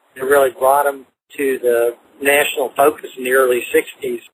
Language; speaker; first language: English; native; English